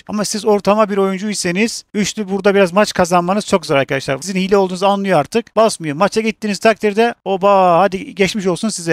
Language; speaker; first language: Turkish; native; Turkish